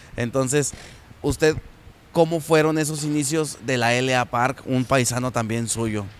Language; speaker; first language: Spanish; native; Spanish